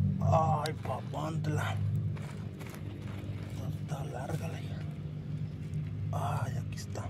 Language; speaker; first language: Spanish; native; Spanish